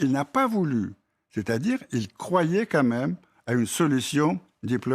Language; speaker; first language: French; non-native, fluent; Russian